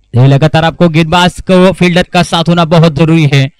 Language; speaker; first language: Hindi; non-native, local second language; Marathi